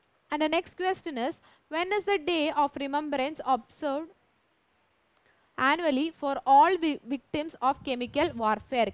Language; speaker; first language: English; non-native, local second language; Malayalam